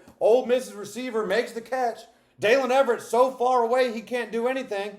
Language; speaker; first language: English; native; English